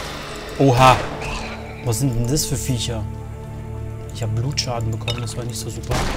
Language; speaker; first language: German; native; German